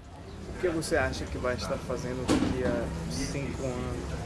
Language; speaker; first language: Portuguese; non-native, fluent; Spanish